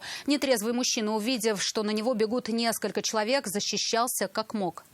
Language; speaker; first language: Russian; native; Russian